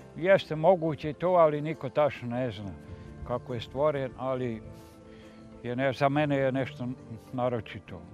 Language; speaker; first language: Serbian; non-native, local second language; Hungarian